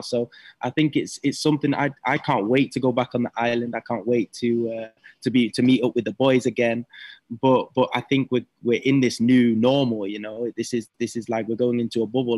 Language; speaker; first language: English; native; English